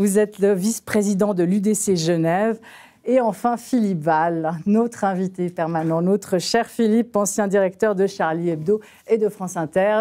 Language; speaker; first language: French; native; French